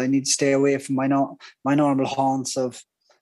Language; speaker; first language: English; native; English